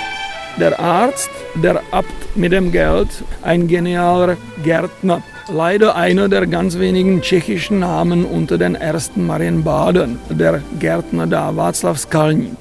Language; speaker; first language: German; non-native, fluent; Czech